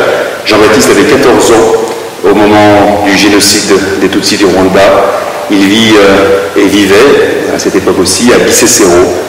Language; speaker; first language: French; native; French